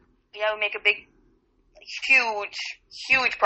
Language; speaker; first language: English; non-native, fluent; French